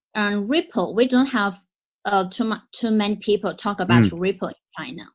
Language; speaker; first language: English; non-native, fluent; Chinese